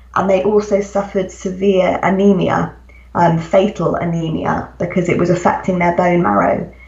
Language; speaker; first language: English; native; English